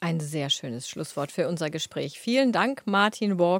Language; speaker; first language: German; native; German